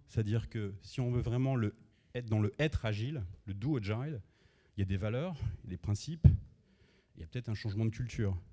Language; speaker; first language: French; native; French